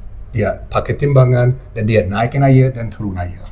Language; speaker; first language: Indonesian; non-native, fluent; English